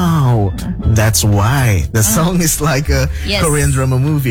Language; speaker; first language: English; non-native, learner; Indonesian